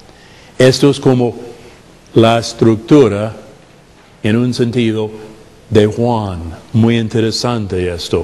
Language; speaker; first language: Spanish; non-native, fluent; English